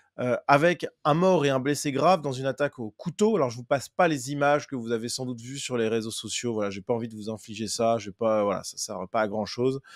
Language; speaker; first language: French; native; French